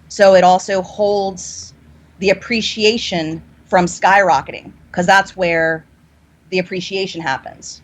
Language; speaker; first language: English; native; English